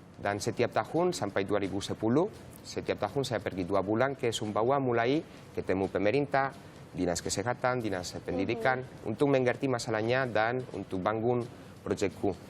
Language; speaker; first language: Indonesian; non-native, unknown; Spanish